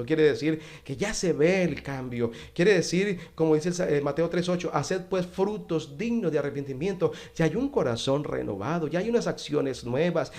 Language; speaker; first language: Spanish; native; Spanish